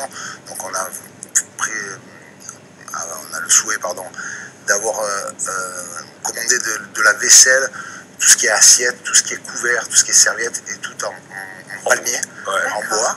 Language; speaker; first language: French; native; French